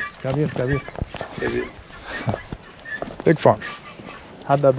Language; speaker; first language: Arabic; non-native, learner; English